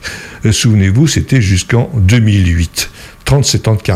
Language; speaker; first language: French; native; French